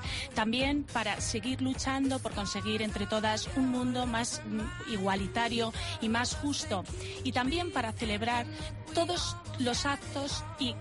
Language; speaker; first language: Spanish; native; Spanish